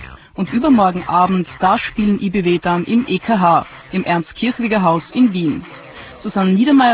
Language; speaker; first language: German; native; German